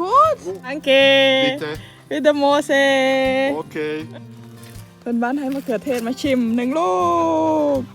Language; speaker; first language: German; non-native, learner; Thai